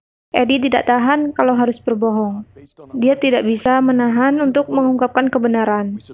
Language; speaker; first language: Indonesian; native; Indonesian